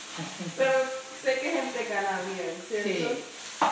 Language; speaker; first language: Spanish; early bilingual, heritage; English